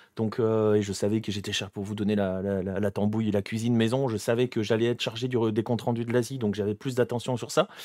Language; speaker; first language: French; native; French